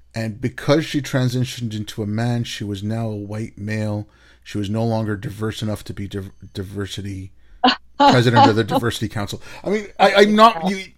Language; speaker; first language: English; non-native, local second language; Urdu